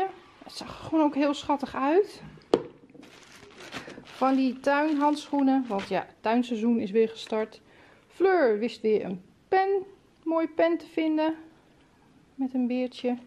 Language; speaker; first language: Dutch; native; Dutch